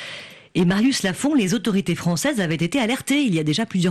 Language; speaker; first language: French; native; French